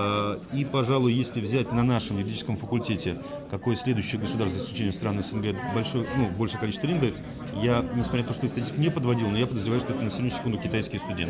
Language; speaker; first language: Russian; native; Russian